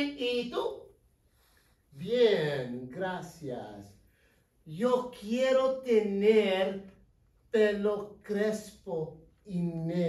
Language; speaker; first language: Spanish; non-native, fluent; English